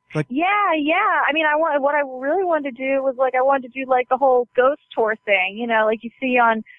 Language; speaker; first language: English; native; English